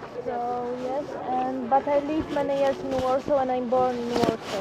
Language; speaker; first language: English; non-native, fluent; Polish